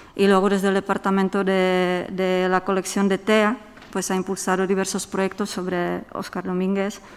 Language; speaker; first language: Spanish; non-native, fluent; Czech